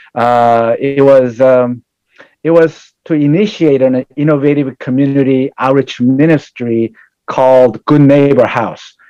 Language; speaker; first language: English; non-native, fluent; Korean